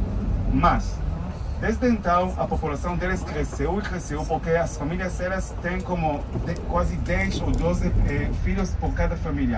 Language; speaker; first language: Portuguese; non-native, fluent; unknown